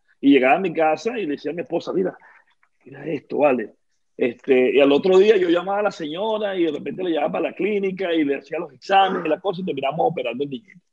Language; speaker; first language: Spanish; native; Spanish